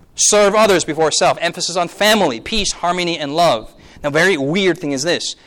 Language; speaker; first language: English; early bilingual, other home language; Korean